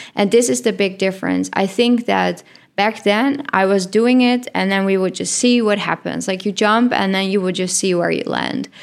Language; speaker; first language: English; non-native, fluent; Dutch